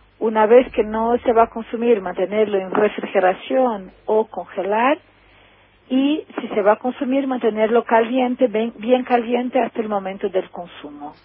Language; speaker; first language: Spanish; non-native, fluent; Portuguese